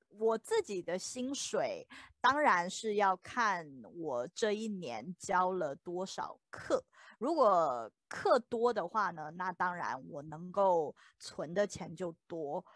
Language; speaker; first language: Chinese; native; Chinese